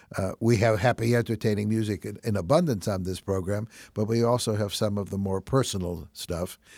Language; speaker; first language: English; native; English